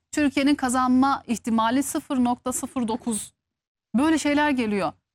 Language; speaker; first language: Turkish; early bilingual, heritage; Turkish